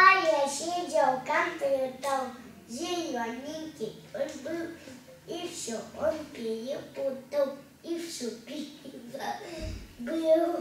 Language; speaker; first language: Russian; native; Russian